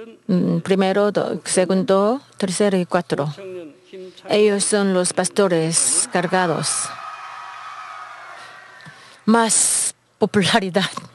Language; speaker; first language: Spanish; non-native, learner; Korean